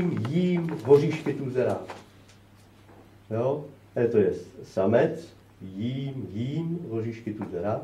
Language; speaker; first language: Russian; non-native, learner; Czech